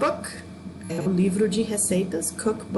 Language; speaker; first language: Portuguese; non-native, fluent; English